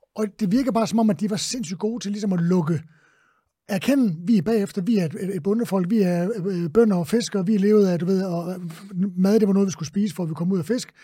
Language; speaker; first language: Danish; native; Danish